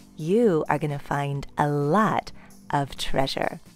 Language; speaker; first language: English; native; English